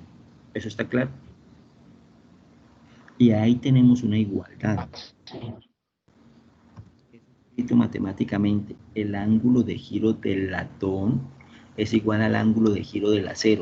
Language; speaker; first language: Spanish; native; Spanish